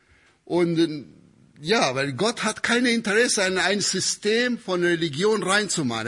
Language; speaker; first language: German; non-native, fluent; Albanian